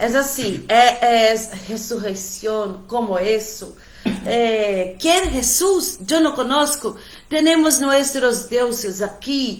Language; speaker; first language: Portuguese; non-native, learner; Spanish